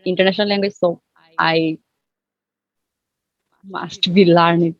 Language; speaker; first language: English; non-native, learner; Bangla